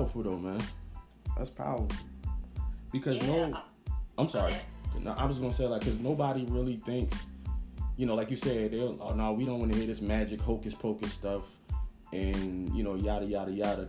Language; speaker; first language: English; native; English